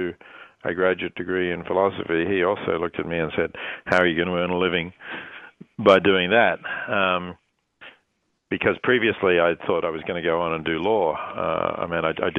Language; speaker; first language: English; native; English